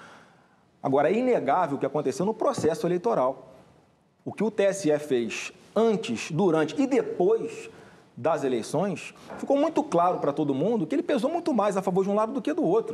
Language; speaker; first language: Portuguese; native; Portuguese